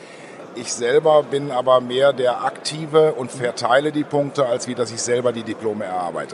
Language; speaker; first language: German; native; German